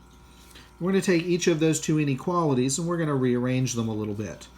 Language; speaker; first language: English; native; English